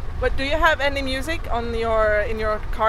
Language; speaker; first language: English; non-native, fluent; Swedish